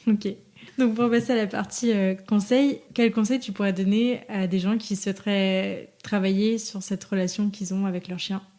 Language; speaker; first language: French; native; French